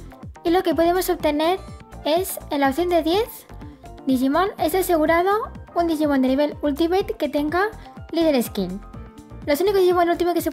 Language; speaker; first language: Spanish; native; Spanish